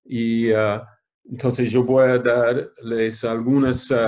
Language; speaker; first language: Spanish; non-native, fluent; English